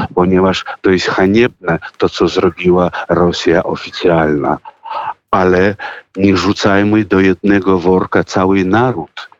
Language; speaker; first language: Polish; early bilingual, heritage; Russian